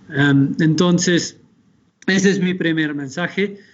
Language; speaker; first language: Spanish; non-native, fluent; Dutch